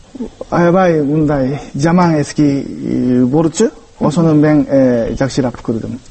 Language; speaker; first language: Kyrgyz; non-native, learner; Japanese